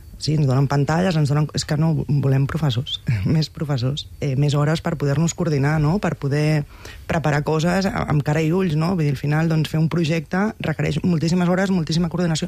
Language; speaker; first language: Catalan; native; Catalan